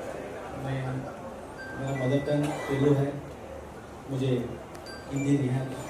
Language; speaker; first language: Hindi; non-native, local second language; Telugu